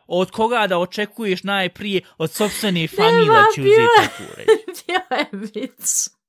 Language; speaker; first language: Bosnian; early bilingual, heritage; Bosnian